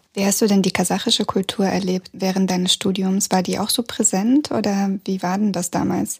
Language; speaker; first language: German; early bilingual, other home language; Russian